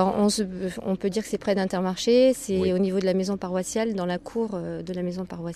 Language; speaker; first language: French; native; French